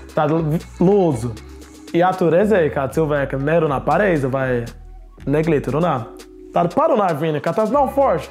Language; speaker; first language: Latvian; non-native, learner; Portuguese